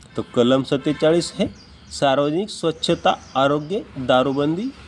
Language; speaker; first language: Hindi; non-native, local second language; Marathi